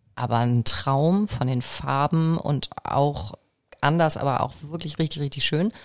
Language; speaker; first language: German; native; German